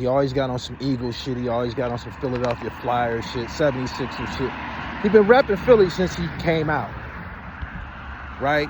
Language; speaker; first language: English; native; English